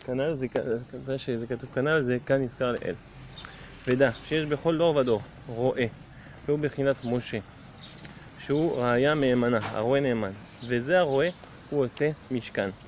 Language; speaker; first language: Hebrew; non-native, fluent; French